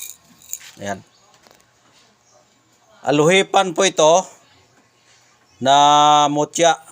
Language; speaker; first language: Filipino; non-native, local second language; Cebuano